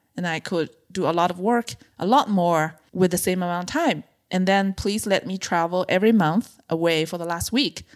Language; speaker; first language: English; non-native, fluent; Chinese